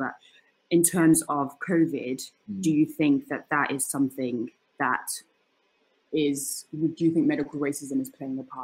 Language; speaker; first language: English; native; English